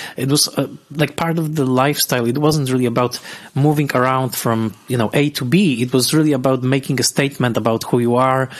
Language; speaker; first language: English; non-native, fluent; Polish